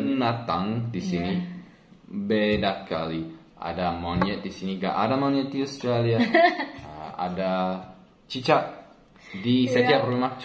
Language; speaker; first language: Indonesian; non-native, learner; English